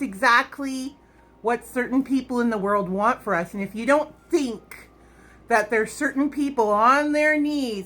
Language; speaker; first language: English; native; English